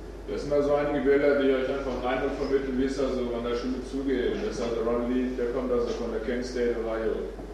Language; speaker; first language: German; native; German